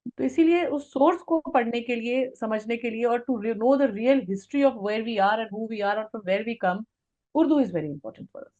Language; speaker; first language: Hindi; native; Hindi